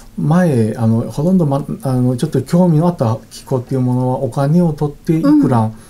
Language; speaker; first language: Japanese; non-native, fluent; Korean